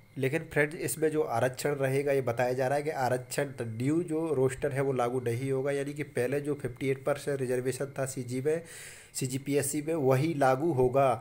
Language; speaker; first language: Hindi; native; Hindi